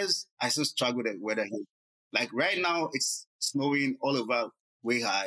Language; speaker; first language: English; non-native, local second language; Akan